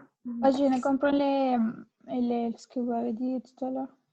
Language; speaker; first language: French; non-native, learner; Spanish